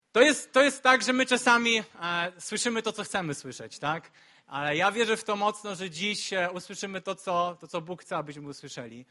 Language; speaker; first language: Polish; native; Polish